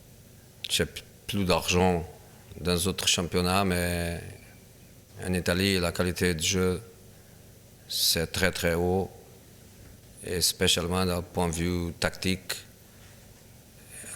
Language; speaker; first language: French; non-native, fluent; Portuguese